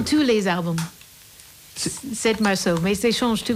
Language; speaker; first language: French; non-native, learner; English